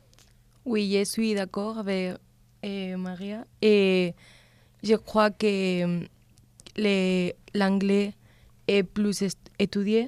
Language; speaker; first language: French; non-native, learner; Spanish